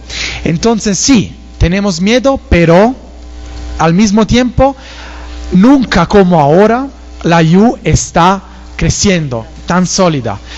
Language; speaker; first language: Spanish; non-native, fluent; Italian